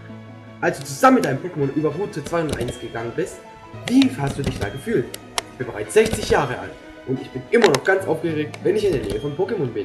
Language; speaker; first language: German; native; German